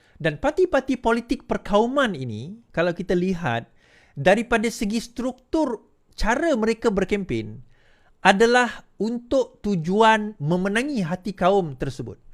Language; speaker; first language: Malay; native; Malay